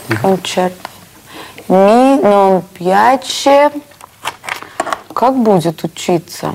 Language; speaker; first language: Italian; non-native, learner; Russian